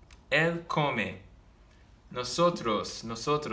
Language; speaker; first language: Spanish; non-native, fluent; English